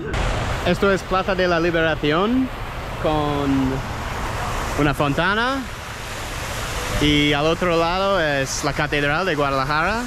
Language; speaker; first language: Spanish; non-native, fluent; English